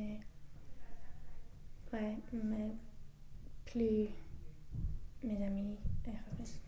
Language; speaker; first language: French; non-native, learner; English